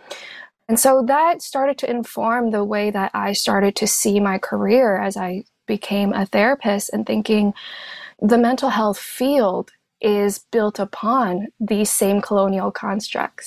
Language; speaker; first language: English; non-native, local second language; Cantonese